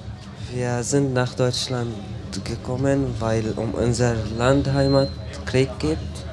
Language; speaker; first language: German; non-native, learner; Arabic